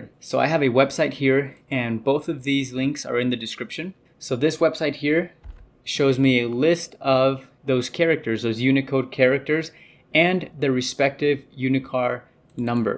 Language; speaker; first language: English; native; English